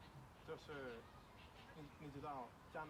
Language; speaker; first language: Chinese; non-native, learner; English